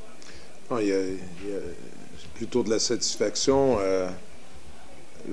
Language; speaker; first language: French; native; French